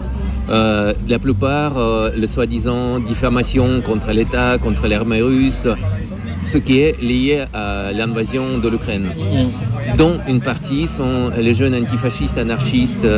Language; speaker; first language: French; non-native, fluent; Russian